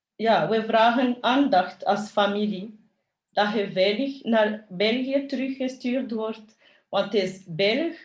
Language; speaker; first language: Dutch; early bilingual, other home language; Kinyarwanda